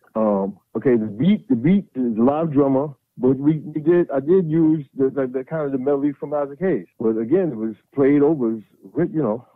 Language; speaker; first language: English; native; English